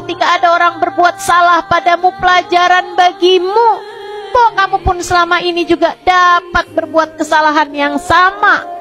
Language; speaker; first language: Indonesian; native; Indonesian